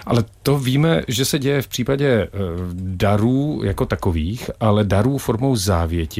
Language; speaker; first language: Czech; native; Czech